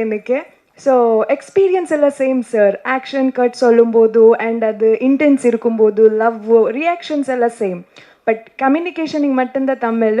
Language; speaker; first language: Tamil; non-native, learner; Kannada